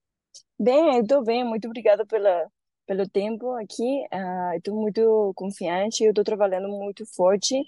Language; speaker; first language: Portuguese; non-native, learner; Spanish